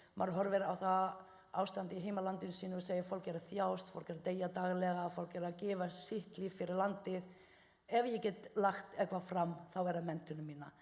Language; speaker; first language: Icelandic; non-native, fluent; Arabic